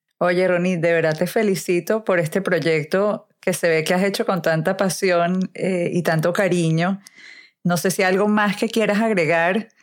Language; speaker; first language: Spanish; native; Spanish